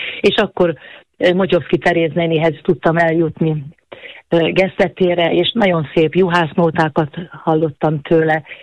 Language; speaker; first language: Hungarian; native; Hungarian